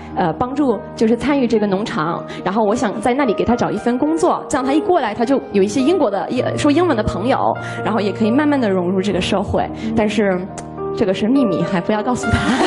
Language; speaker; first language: Chinese; non-native, fluent; English